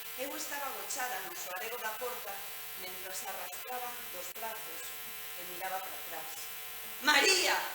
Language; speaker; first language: Galician; native; Galician